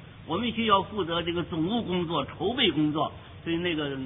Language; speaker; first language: Chinese; native; Chinese